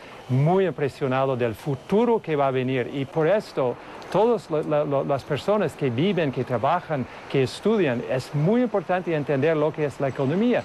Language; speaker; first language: Spanish; non-native, fluent; English